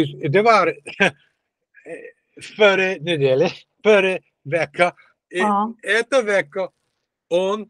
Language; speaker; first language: Swedish; non-native, learner; Russian